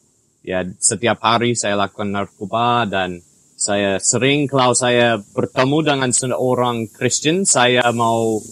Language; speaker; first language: Indonesian; non-native, fluent; English